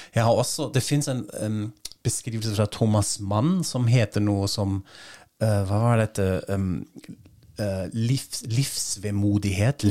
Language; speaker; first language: Norwegian; non-native, fluent; German